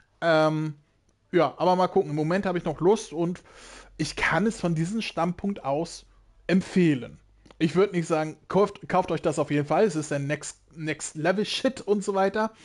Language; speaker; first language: German; native; German